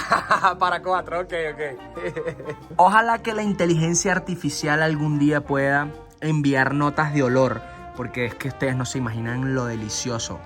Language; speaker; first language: Spanish; native; Spanish